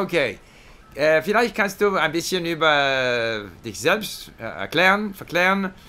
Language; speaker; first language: German; non-native, learner; English